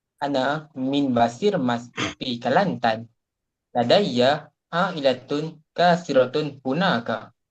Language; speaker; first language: Arabic; non-native, learner; Malay